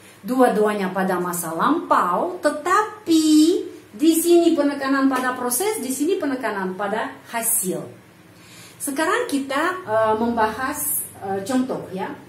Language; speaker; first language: Indonesian; non-native, fluent; Russian